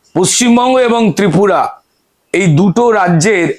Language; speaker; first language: Bangla; native; Bangla